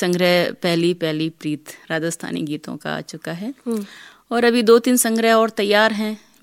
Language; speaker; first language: Hindi; non-native, local second language; Rajasthani